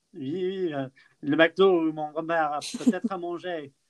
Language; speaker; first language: French; non-native, fluent; English